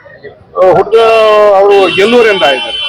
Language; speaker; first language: Kannada; non-native, fluent; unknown